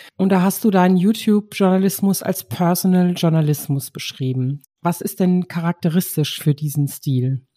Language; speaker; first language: German; native; German